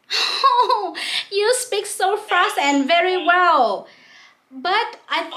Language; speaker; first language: English; non-native, local second language; Vietnamese